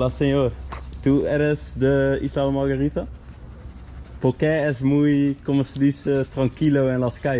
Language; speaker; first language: Spanish; non-native, learner; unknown